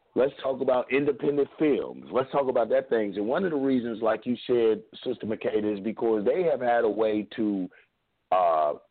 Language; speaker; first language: English; native; English